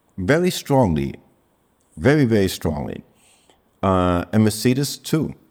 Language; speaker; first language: English; non-native, fluent; German